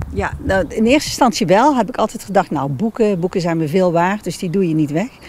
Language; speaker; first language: Dutch; native; Dutch